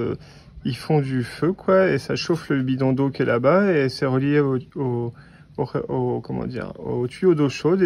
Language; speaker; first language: French; native; French